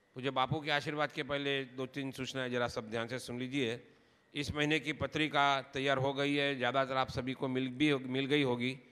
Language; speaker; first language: Hindi; non-native, local second language; Gujarati